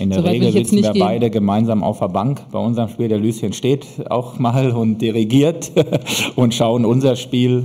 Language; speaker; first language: German; native; German